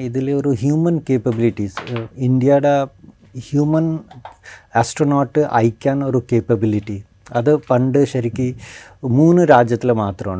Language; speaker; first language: Malayalam; non-native, fluent; Bangla